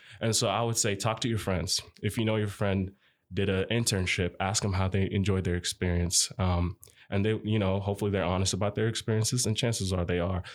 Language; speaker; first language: English; early bilingual, other home language; Arabic